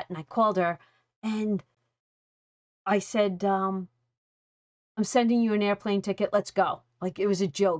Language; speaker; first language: English; native; English